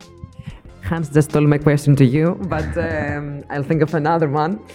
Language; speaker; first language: English; non-native, fluent; Greek